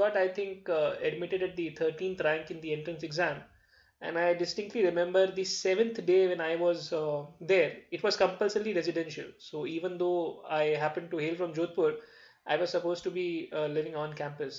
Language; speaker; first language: English; non-native, local second language; Hindi